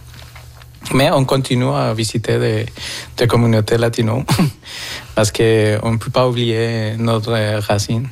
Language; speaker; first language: French; non-native, fluent; Spanish